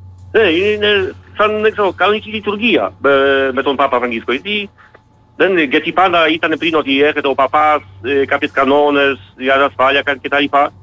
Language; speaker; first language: Greek; non-native, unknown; Polish